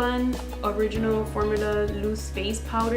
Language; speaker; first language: English; native; English